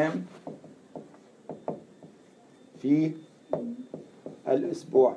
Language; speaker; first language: Arabic; non-native, fluent; English